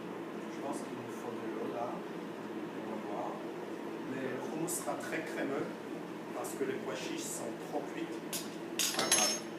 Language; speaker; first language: French; non-native, fluent; Hebrew